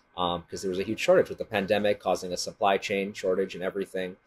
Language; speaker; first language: English; native; English